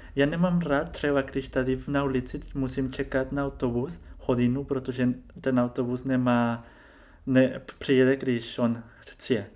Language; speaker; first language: Czech; non-native, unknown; Spanish